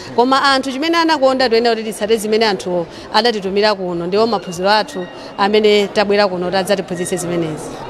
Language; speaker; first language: Nyanja; native; Nyanja